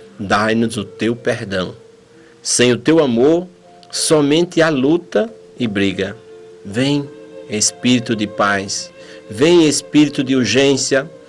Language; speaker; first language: Portuguese; native; Portuguese